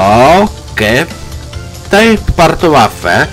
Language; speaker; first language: Polish; non-native, learner; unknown